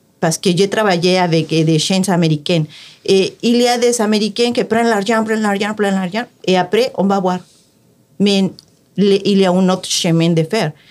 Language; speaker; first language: French; non-native, fluent; Spanish